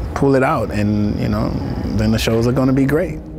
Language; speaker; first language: English; native; English